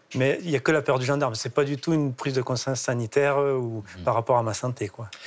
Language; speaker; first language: French; native; French